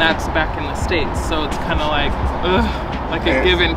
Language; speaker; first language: English; native; English